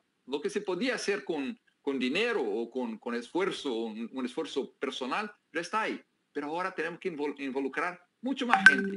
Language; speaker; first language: Spanish; non-native, fluent; Portuguese